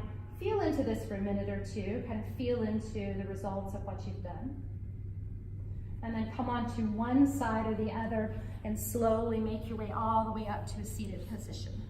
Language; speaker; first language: English; native; English